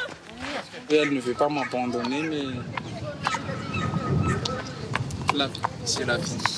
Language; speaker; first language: French; non-native, local second language; Malagasy